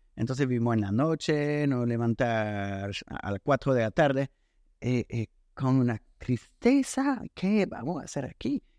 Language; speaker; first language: Spanish; non-native, fluent; French